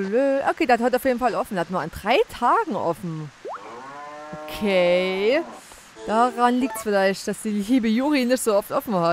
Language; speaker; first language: German; native; German